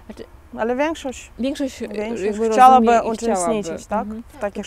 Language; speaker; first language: Polish; non-native, learner; Russian